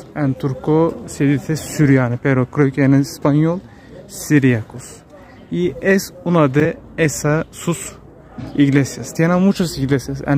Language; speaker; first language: Spanish; non-native, learner; Turkish